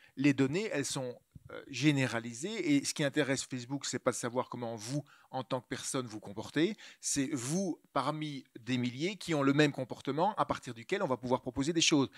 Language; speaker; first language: French; native; French